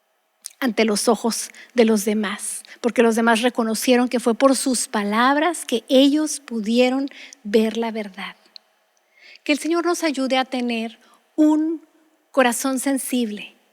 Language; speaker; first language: Spanish; native; Spanish